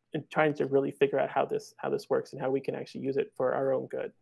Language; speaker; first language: English; native; English